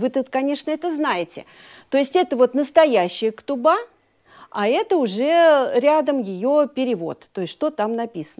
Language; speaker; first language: Russian; native; Russian